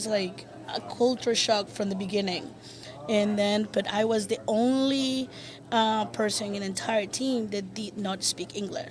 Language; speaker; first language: English; non-native, fluent; Spanish